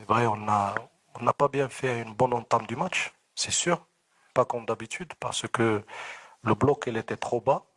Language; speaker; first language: French; non-native, local second language; Arabic